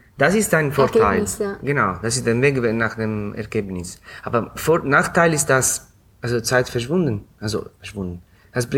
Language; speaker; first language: German; non-native, fluent; Italian